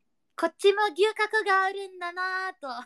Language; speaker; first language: Japanese; non-native, learner; Indonesian